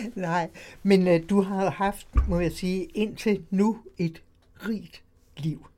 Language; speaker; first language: Danish; native; Danish